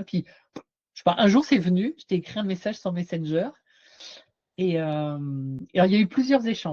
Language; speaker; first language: French; native; French